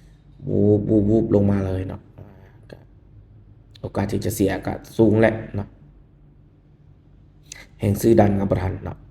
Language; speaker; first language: Thai; non-native, local second language; Northeastern Thai